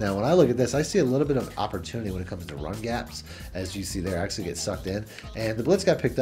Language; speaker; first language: English; native; English